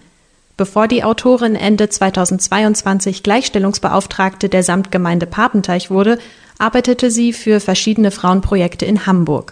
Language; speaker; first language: German; native; German